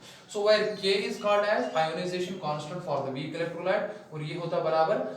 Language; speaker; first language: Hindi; non-native, local second language; Kashmiri